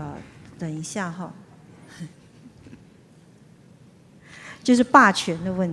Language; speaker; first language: Chinese; native; Chinese